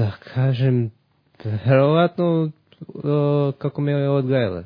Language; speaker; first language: Serbian; early bilingual, heritage; Serbian